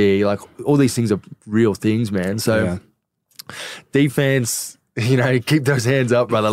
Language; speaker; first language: English; native; English